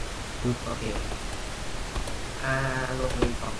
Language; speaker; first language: Thai; native; Thai